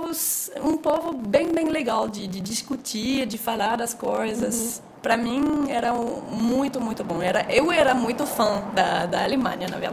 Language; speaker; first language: Portuguese; non-native, fluent; French